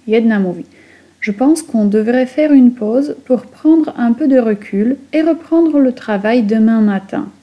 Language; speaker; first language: French; non-native, fluent; Polish